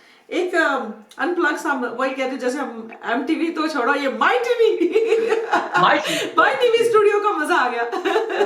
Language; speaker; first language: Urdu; non-native, local second language; Punjabi